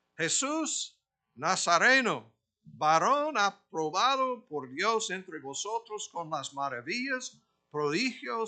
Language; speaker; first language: Spanish; non-native, fluent; English